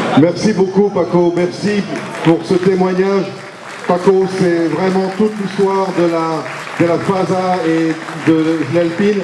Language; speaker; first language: French; native; French